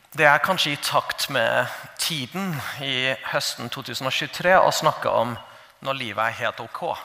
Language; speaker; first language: Norwegian; non-native, fluent; English